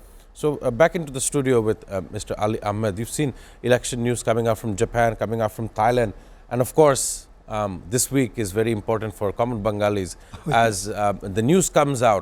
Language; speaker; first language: English; non-native, local second language; Bangla